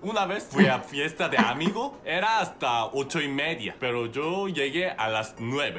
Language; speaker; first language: Spanish; non-native, learner; Korean